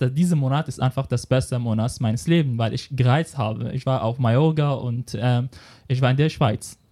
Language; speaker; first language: German; non-native, fluent; Arabic